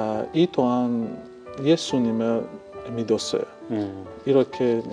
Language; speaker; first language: Korean; non-native, learner; Persian